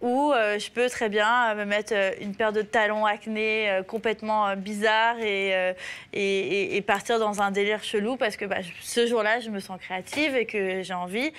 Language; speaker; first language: French; native; French